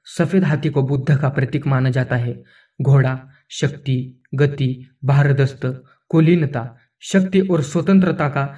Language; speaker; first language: Hindi; non-native, local second language; Marathi